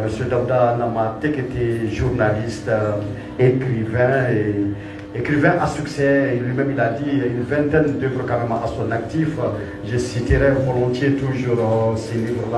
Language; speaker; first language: French; native; French